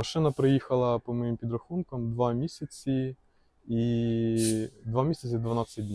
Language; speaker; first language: Ukrainian; native; Ukrainian